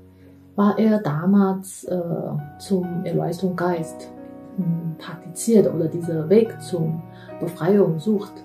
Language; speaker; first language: German; non-native, fluent; Chinese